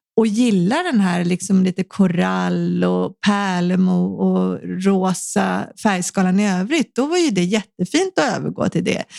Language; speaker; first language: Swedish; native; Swedish